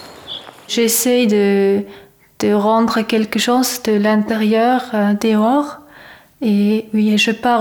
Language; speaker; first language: French; non-native, fluent; German